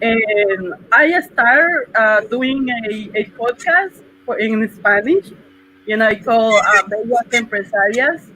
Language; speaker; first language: English; non-native, fluent; Spanish